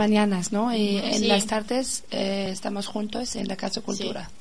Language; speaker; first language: Spanish; non-native, learner; Danish